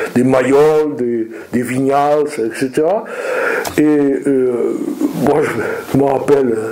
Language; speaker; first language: French; native; French